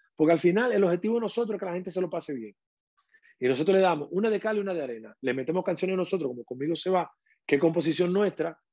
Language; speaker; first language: Spanish; native; Spanish